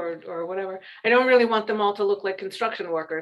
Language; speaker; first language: English; native; English